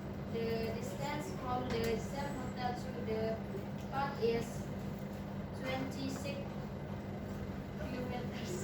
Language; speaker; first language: English; non-native, learner; Indonesian